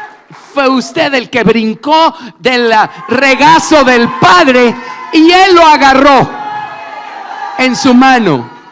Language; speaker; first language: Spanish; native; Spanish